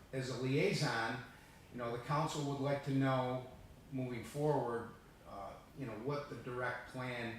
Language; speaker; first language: English; early bilingual, other home language; Italian